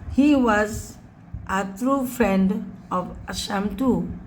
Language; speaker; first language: English; non-native, local second language; Assamese